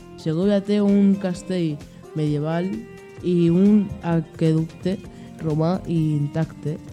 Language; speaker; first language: Catalan; non-native, local second language; Spanish